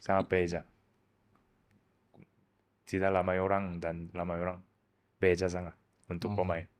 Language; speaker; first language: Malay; non-native, learner; Korean